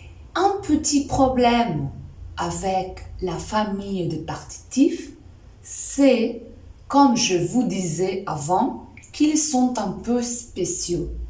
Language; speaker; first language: French; non-native, fluent; Spanish